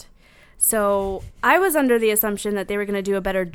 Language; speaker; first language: English; native; English